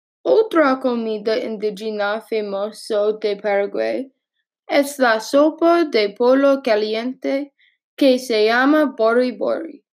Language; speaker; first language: Spanish; non-native, learner; English